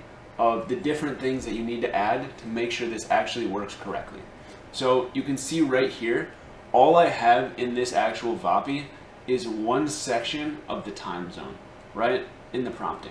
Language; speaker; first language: English; native; English